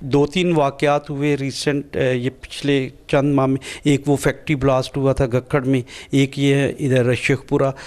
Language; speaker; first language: Urdu; non-native, local second language; Punjabi